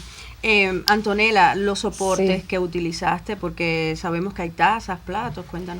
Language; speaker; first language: Spanish; native; Spanish